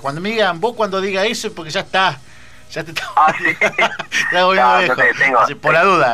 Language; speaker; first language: Spanish; native; Spanish